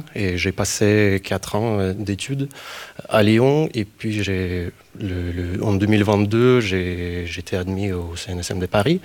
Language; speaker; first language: French; non-native, fluent; Ukrainian